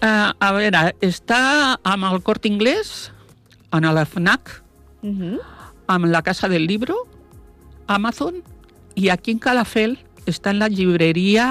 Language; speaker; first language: Catalan; non-native, local second language; Spanish